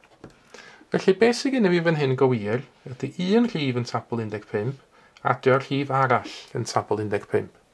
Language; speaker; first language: Welsh; native; Welsh